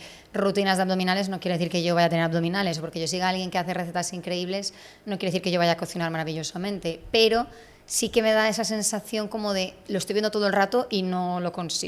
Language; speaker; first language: Spanish; native; Spanish